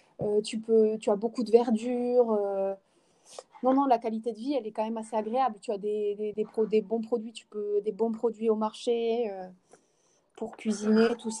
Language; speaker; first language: French; native; French